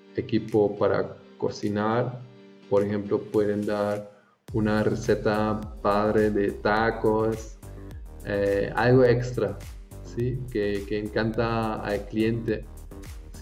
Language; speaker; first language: Spanish; non-native, fluent; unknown